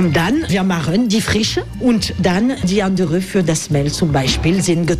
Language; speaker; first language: German; non-native, learner; French